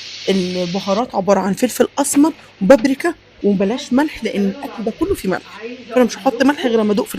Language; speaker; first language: Arabic; native; Arabic